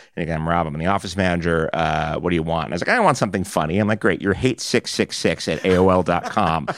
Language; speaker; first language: English; native; English